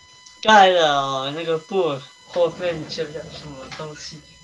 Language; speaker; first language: Chinese; early bilingual, heritage; Chinese